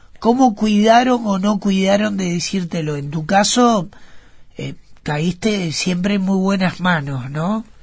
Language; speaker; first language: Spanish; native; Spanish